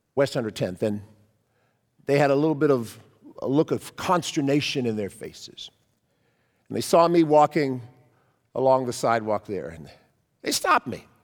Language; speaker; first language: English; native; English